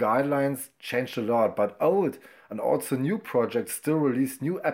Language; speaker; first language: English; non-native, fluent; German